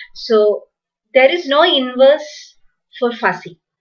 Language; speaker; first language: English; non-native, local second language; Malayalam